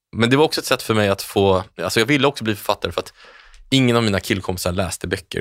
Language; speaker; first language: Swedish; native; Swedish